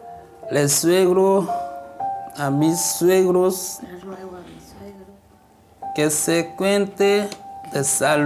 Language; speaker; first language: Spanish; non-native, learner; Korean